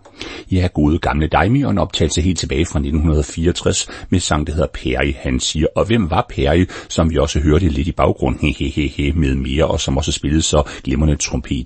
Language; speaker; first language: Danish; native; Danish